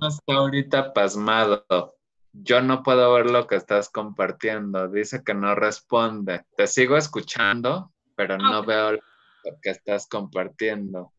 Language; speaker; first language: Spanish; native; Spanish